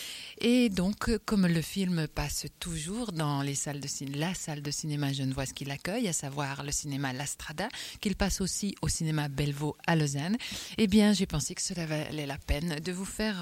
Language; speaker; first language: French; native; French